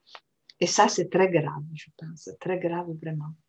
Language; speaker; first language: French; non-native, fluent; Italian